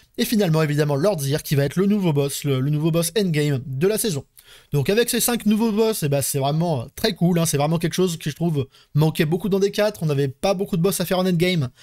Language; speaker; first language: French; native; French